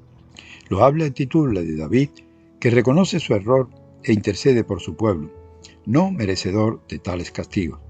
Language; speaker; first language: Spanish; native; Spanish